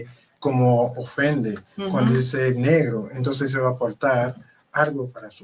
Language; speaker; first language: Spanish; non-native, learner; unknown